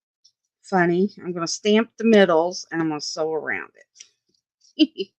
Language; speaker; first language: English; native; English